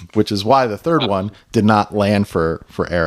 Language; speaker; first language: English; native; English